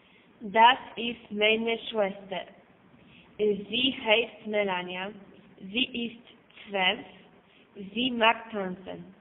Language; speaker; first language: German; non-native, learner; Polish